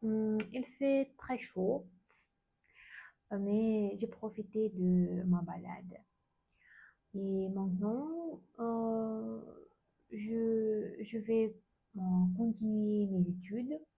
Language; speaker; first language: French; non-native, learner; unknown